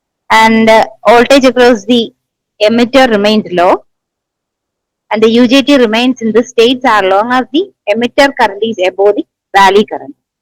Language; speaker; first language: English; non-native, local second language; Malayalam